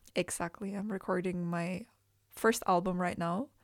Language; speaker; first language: English; non-native, fluent; Indonesian